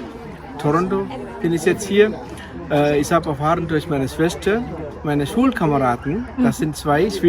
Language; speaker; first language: German; non-native, fluent; Tamil